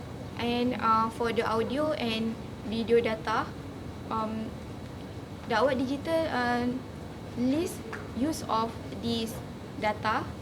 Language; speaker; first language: English; non-native, learner; Malay